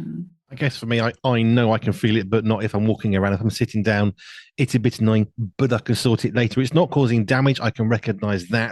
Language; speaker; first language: English; native; English